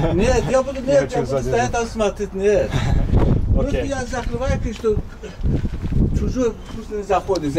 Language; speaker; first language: Russian; non-native, fluent; Azerbaijani